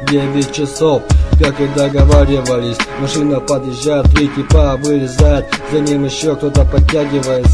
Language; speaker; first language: Russian; native; Russian